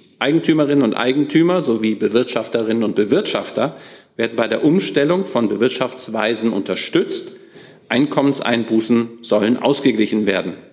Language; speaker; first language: German; native; German